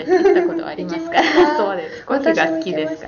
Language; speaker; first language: Japanese; non-native, fluent; Ukrainian